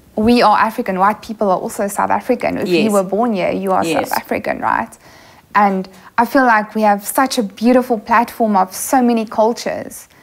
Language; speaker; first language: English; non-native, local second language; Afrikaans